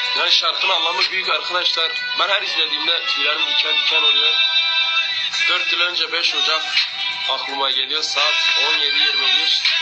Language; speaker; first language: Turkish; non-native, local second language; Kurdish